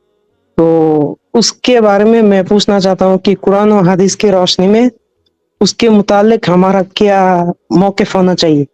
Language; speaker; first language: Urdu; non-native, learner; Bangla